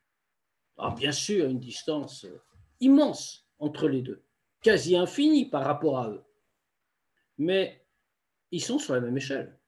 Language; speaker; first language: French; native; French